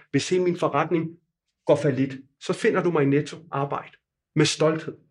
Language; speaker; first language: Danish; non-native, fluent; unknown